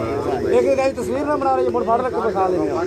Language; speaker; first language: Hindi; non-native, local second language; Punjabi